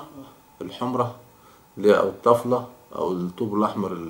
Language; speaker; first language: Arabic; native; Arabic